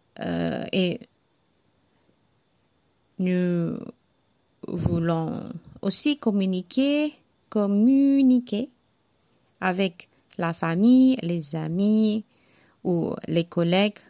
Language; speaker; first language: French; non-native, learner; Javanese